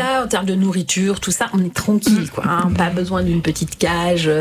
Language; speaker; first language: French; native; French